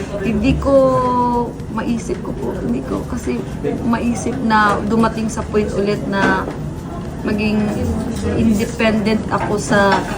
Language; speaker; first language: Filipino; non-native, local second language; Cebuano